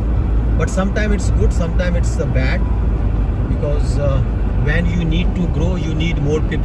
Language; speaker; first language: English; non-native, local second language; Hindi